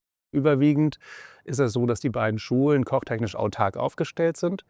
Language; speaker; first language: German; native; German